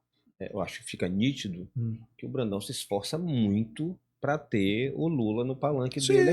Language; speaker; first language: Portuguese; native; Portuguese